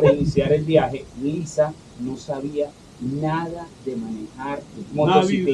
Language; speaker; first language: Spanish; native; Spanish